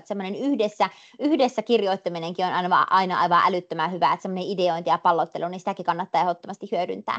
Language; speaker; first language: Finnish; native; Finnish